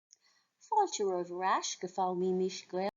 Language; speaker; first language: Irish; non-native, local second language; English